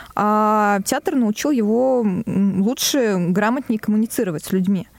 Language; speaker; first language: Russian; native; Russian